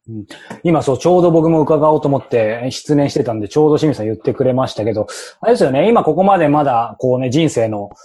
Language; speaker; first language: Japanese; native; Japanese